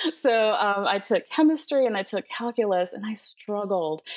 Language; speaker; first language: English; early bilingual, other home language; Spanish